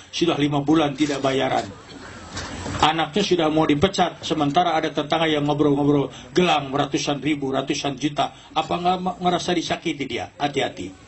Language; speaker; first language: Indonesian; non-native, local second language; Sundanese